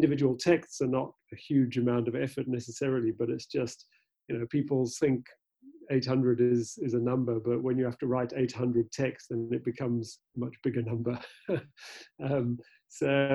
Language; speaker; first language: English; native; English